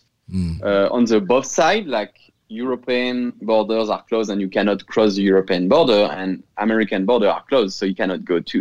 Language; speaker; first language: English; non-native, fluent; French